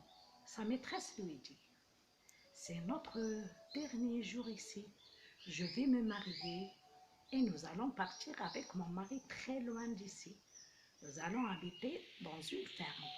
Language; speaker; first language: French; non-native, local second language; Arabic